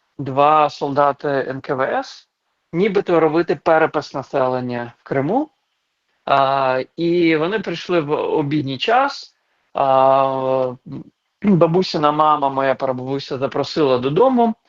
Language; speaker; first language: Ukrainian; non-native, local second language; Crimean Tatar